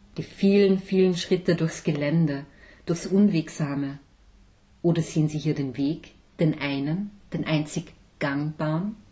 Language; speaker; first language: German; native; German